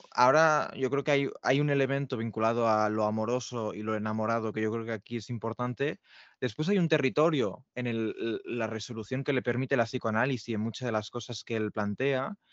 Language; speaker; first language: Spanish; non-native, local second language; Catalan